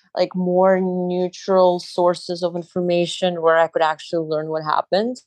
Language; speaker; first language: English; non-native, fluent; Azerbaijani